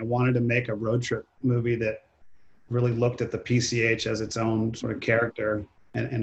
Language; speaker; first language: English; native; English